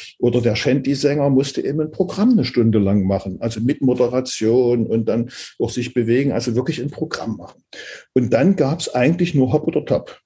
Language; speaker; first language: German; native; German